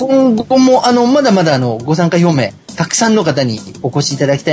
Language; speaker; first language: Japanese; native; Japanese